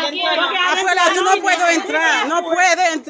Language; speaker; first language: Spanish; non-native, learner; Haitian Creole